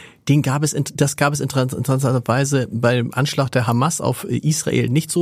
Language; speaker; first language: German; native; German